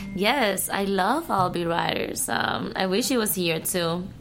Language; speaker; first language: English; non-native, learner; Spanish